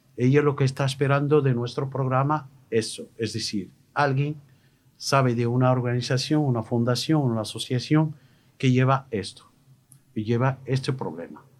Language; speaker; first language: Spanish; non-native, fluent; Arabic